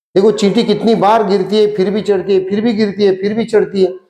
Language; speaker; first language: Hindi; non-native, local second language; Marathi